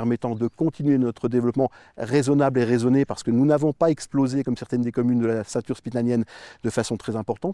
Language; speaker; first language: French; native; French